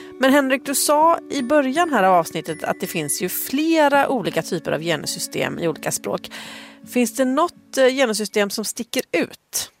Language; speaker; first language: Swedish; native; Swedish